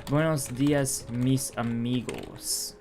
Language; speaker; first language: Spanish; non-native, learner; English